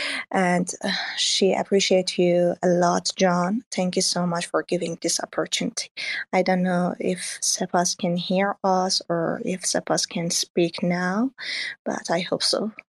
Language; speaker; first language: English; non-native, fluent; Persian